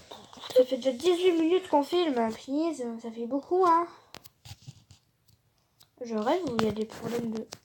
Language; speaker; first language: French; native; French